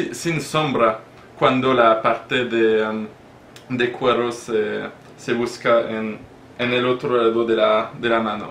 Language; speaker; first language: Spanish; non-native, learner; French